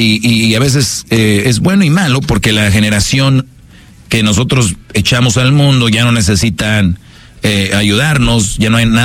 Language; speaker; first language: Spanish; native; Spanish